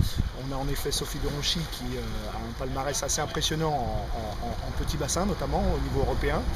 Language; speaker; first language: French; native; French